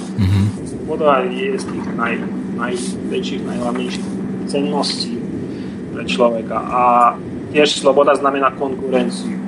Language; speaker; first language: Slovak; non-native, fluent; Russian